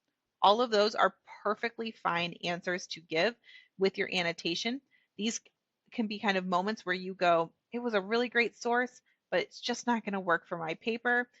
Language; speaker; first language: English; native; English